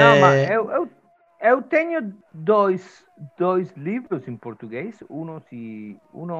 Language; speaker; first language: Portuguese; non-native, learner; Spanish